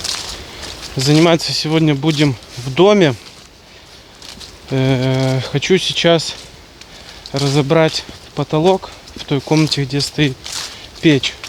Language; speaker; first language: Russian; native; Russian